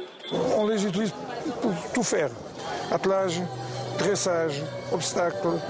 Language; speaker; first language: French; non-native, fluent; Portuguese